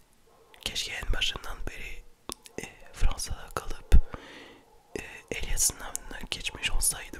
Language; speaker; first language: Turkish; early bilingual, heritage; French